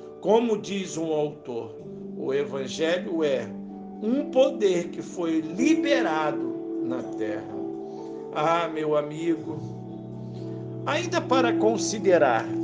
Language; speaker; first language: Portuguese; native; Portuguese